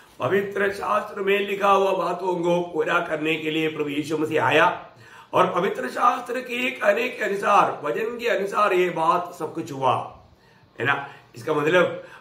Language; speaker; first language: Hindi; non-native, local second language; Malayalam